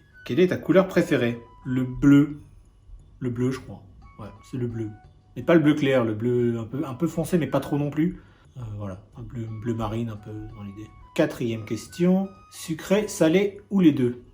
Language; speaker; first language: French; native; French